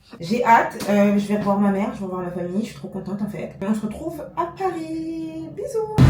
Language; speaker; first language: French; native; French